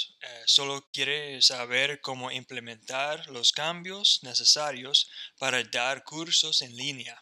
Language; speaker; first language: Spanish; non-native, fluent; English